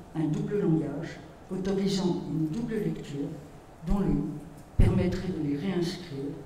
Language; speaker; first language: French; native; French